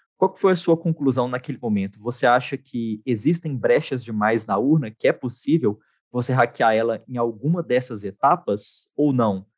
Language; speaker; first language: Portuguese; native; Portuguese